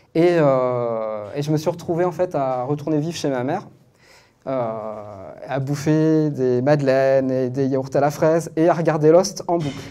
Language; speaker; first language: French; native; French